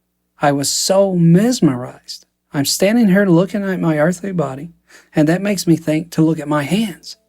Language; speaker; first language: English; native; English